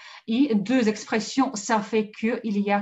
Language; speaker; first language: French; non-native, fluent; Russian